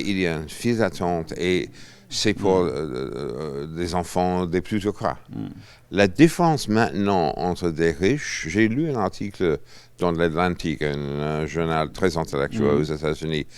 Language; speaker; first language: French; non-native, fluent; English